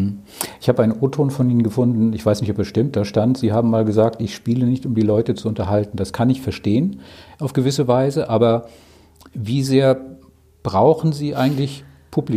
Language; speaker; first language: German; native; German